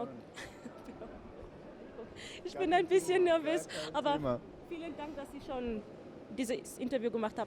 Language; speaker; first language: German; non-native, learner; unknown